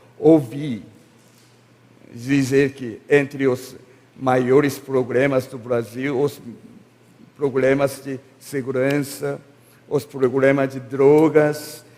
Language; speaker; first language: Portuguese; non-native, learner; Korean